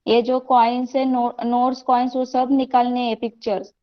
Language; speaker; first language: Hindi; non-native, local second language; Marathi